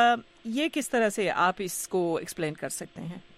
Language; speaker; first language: Urdu; native; Urdu